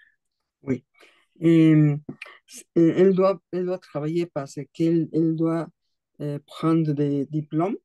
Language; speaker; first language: French; non-native, learner; Spanish